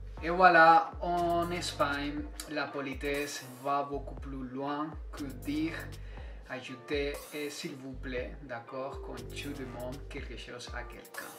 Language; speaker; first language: French; non-native, fluent; Spanish